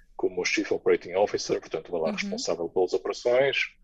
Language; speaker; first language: Portuguese; native; Portuguese